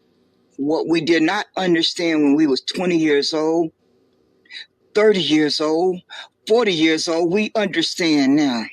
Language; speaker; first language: English; native; English